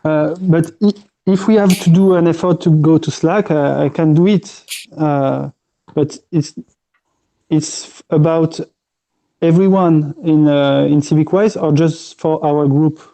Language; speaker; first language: English; non-native, fluent; French